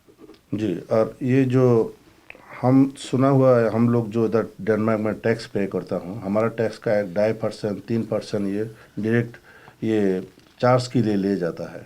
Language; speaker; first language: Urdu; non-native, fluent; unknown